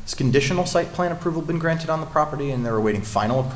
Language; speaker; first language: English; native; English